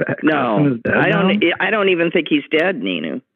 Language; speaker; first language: English; native; English